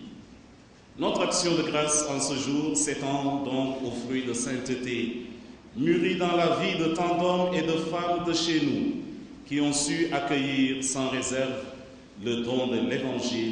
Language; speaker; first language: French; non-native, local second language; Jola-Fonyi